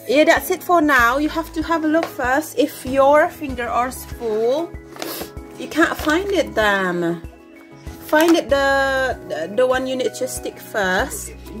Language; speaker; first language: English; non-native, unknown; Indonesian